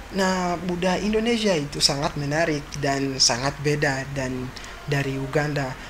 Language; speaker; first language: Indonesian; non-native, fluent; Ganda